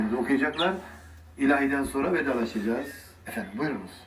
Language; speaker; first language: Turkish; native; Turkish